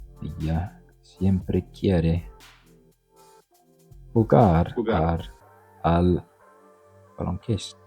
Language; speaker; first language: Spanish; non-native, learner; English